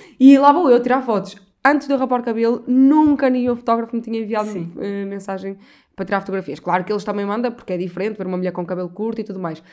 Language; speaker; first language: Portuguese; native; Portuguese